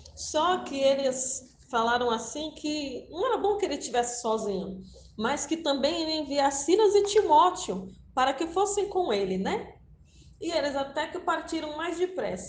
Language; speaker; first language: Portuguese; native; Portuguese